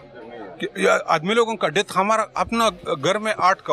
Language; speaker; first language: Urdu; non-native, local second language; Pashto